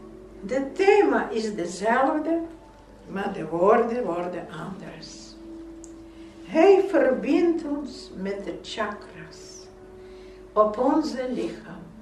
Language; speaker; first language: Dutch; non-native, fluent; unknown